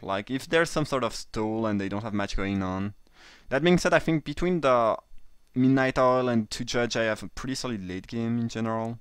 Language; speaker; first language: English; non-native, fluent; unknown